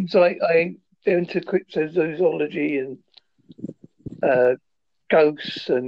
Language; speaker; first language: English; native; English